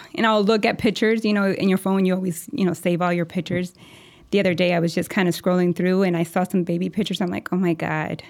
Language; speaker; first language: English; early bilingual, other home language; Spanish